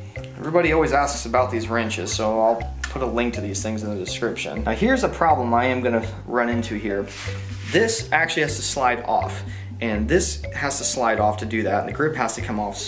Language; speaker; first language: English; native; English